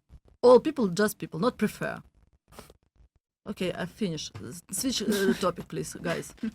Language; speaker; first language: English; non-native, learner; Russian